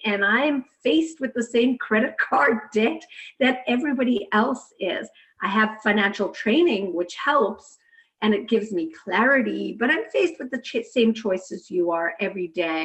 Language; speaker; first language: English; native; English